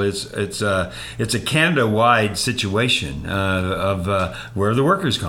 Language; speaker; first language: English; native; English